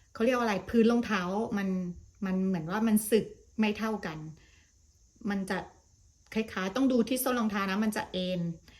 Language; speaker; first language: Thai; native; Thai